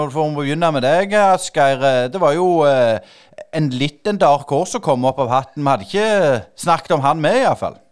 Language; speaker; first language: Norwegian; native; Norwegian